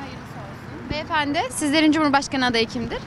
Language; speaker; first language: Turkish; native; Turkish